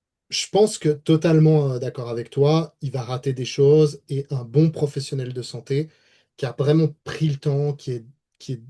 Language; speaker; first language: French; native; French